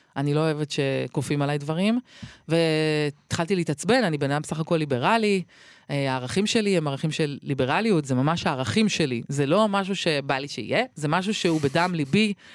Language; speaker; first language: Hebrew; native; Hebrew